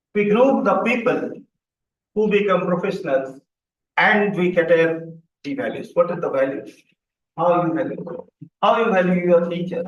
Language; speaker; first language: English; non-native, local second language; Hindi